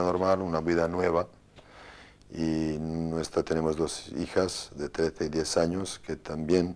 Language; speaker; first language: Spanish; non-native, fluent; Bosnian